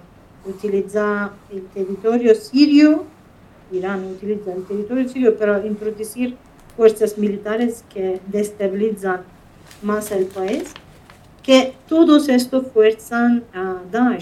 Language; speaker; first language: Spanish; non-native, fluent; Kurdish